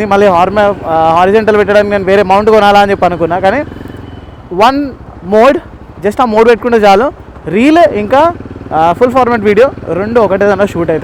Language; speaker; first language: Telugu; native; Telugu